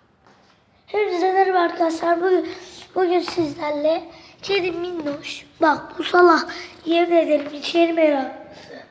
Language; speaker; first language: Turkish; native; Turkish